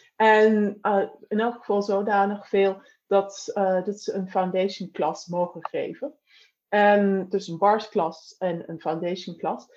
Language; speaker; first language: Dutch; native; Dutch